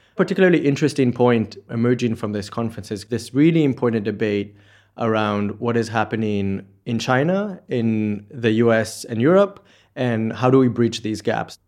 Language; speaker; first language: English; non-native, fluent; Hebrew